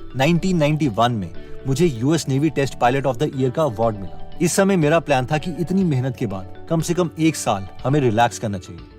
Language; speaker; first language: Hindi; native; Hindi